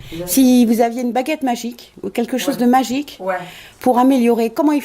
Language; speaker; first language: French; native; French